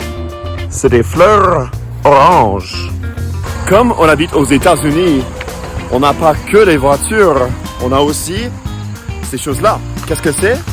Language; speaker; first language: French; non-native, fluent; English